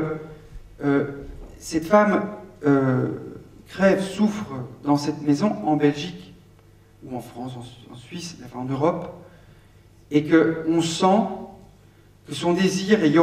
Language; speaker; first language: French; native; French